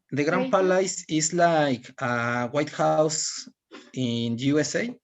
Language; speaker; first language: English; non-native, learner; Spanish